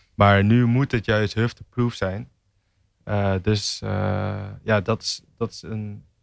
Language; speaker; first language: Dutch; native; Dutch